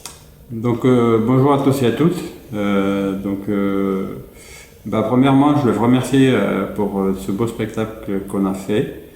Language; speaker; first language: French; native; French